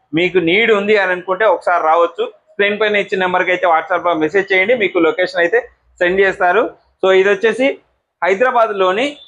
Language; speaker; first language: Telugu; native; Telugu